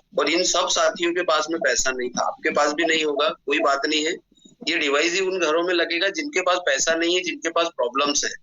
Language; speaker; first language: Hindi; native; Hindi